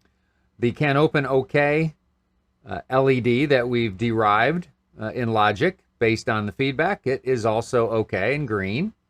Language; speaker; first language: English; native; English